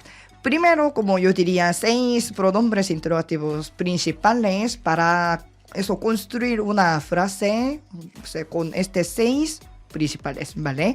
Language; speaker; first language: Spanish; non-native, learner; Korean